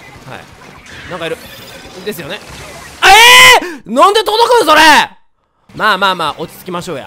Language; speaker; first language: Japanese; native; Japanese